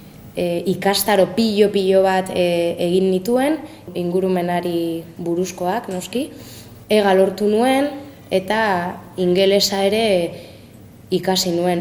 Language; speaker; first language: Basque; non-native, local second language; Spanish